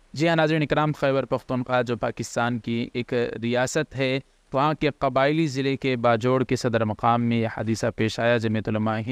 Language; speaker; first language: Urdu; native; Urdu